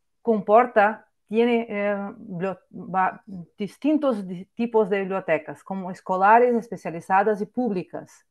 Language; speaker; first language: Spanish; non-native, fluent; Portuguese